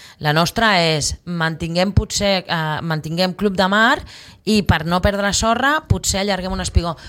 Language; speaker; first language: Catalan; native; Catalan